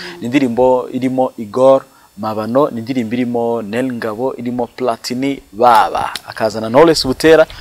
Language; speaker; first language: Kinyarwanda; native; Kinyarwanda